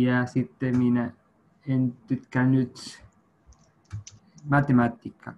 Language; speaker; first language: Finnish; non-native, learner; Spanish